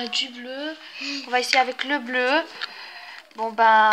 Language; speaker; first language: French; native; French